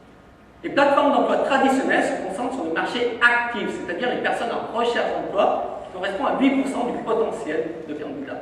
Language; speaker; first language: French; native; French